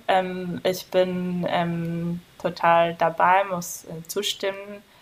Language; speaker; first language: German; non-native, fluent; English